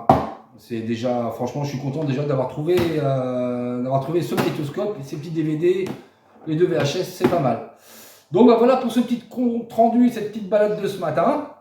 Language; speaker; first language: French; native; French